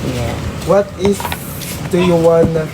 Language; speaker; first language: English; non-native, local second language; Filipino